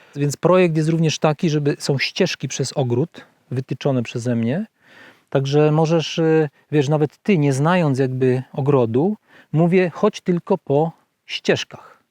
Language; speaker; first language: Polish; native; Polish